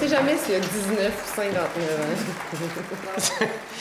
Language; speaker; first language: French; native; French